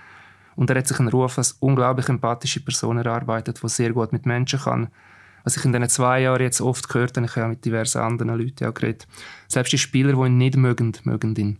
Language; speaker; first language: German; native; German